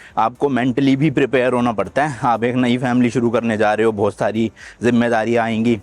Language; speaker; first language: Hindi; native; Hindi